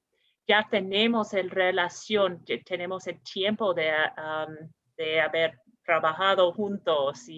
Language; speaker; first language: Spanish; non-native, fluent; English